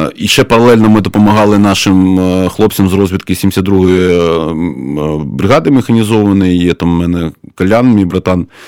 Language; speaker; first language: Ukrainian; native; Ukrainian